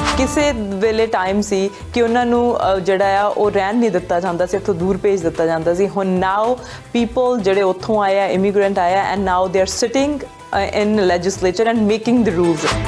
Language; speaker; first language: Punjabi; native; Punjabi